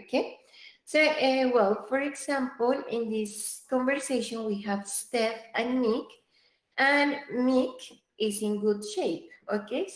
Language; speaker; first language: English; non-native, fluent; Spanish